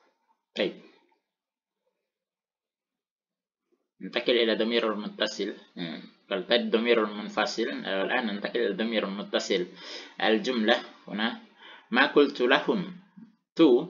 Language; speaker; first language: Arabic; non-native, fluent; Indonesian